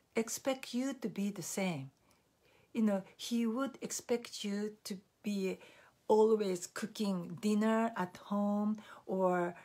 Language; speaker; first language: English; non-native, fluent; Japanese